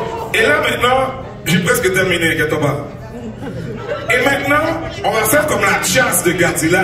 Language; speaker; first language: French; native; French